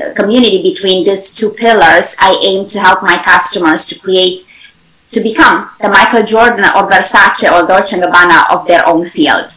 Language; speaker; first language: English; non-native, fluent; Romanian